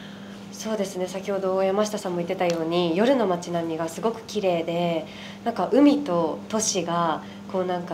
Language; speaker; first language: Japanese; native; Japanese